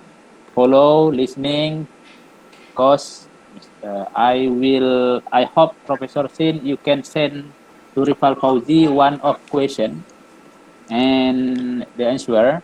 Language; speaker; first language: English; non-native, learner; Indonesian